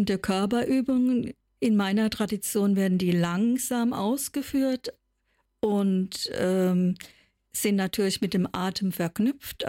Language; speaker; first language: German; native; German